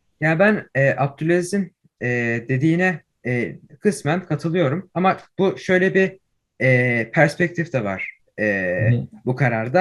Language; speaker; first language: Turkish; early bilingual, heritage; Turkish